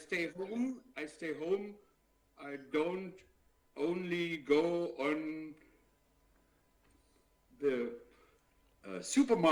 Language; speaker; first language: English; non-native, learner; German